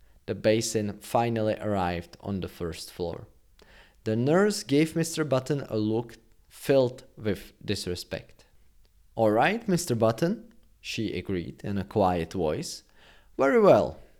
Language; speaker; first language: English; non-native, fluent; Czech